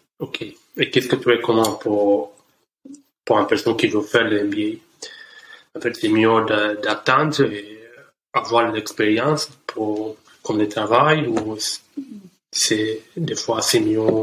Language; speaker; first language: French; non-native, learner; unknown